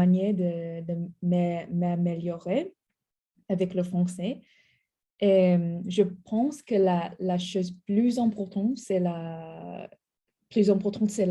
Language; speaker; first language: French; non-native, learner; English